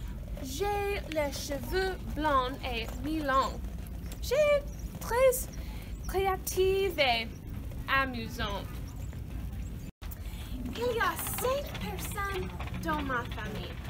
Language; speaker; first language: French; non-native, learner; English